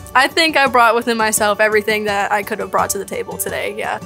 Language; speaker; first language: English; native; English